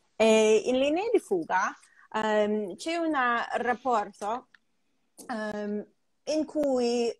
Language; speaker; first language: Italian; non-native, fluent; English